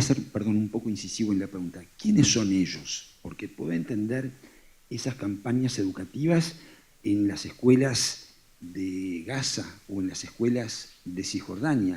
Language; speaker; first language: Spanish; native; Spanish